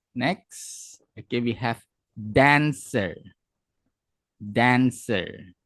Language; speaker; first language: English; non-native, fluent; Indonesian